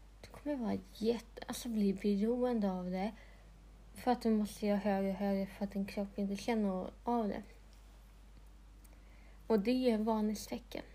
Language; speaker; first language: Swedish; non-native, local second language; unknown